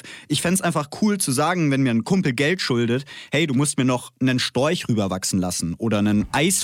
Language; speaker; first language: German; native; German